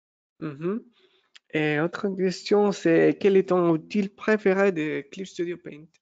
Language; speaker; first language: French; non-native, fluent; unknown